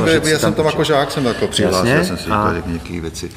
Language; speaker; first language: Czech; non-native, fluent; Hungarian